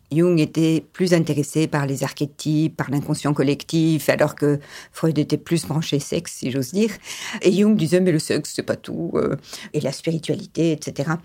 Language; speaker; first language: French; early bilingual, other home language; English